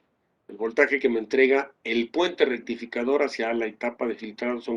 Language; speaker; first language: Spanish; native; Spanish